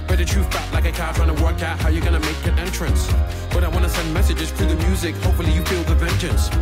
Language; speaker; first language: English; native; English